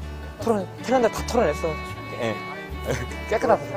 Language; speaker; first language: Korean; native; Korean